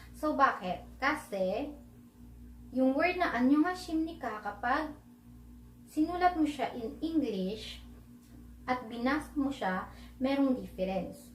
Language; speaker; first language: Filipino; native; Filipino